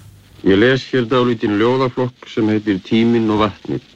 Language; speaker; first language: Icelandic; native; Icelandic